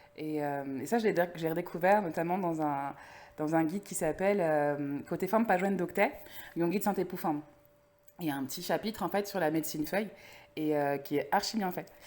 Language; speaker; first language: French; native; French